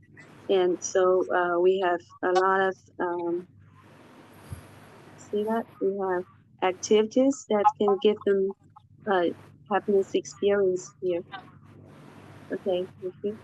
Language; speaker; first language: English; non-native, fluent; Chinese